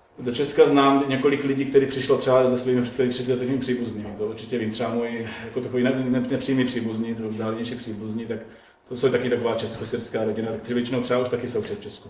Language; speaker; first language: Czech; non-native, fluent; Arabic